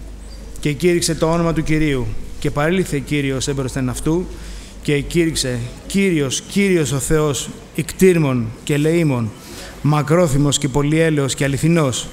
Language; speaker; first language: Greek; native; Greek